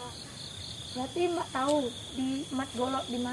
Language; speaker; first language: Indonesian; native; Indonesian